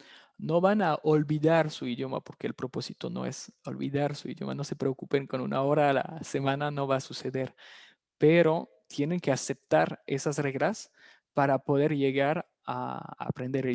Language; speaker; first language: Spanish; non-native, fluent; French